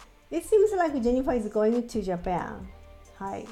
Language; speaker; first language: English; non-native, fluent; Japanese